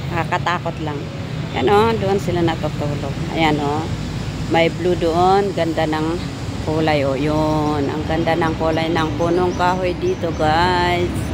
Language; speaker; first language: Filipino; native; Filipino